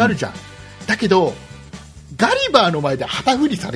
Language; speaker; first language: Japanese; native; Japanese